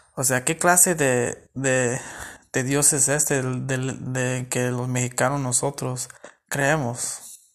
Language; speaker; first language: Spanish; early bilingual, heritage; Spanish